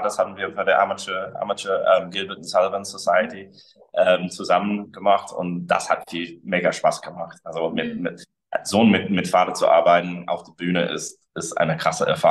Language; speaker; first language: German; early bilingual, other home language; English